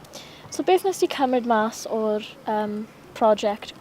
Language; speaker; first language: Welsh; non-native, local second language; English